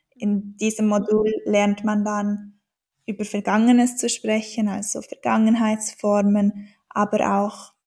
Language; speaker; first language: German; native; German